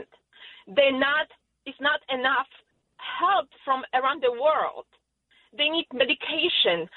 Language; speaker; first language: English; non-native, learner; Polish